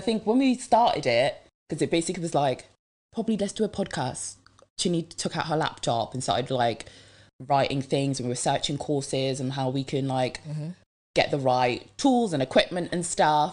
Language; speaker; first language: English; early bilingual, other home language; French